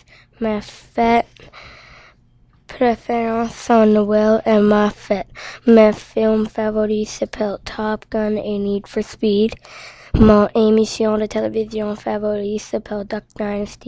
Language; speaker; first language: French; non-native, local second language; English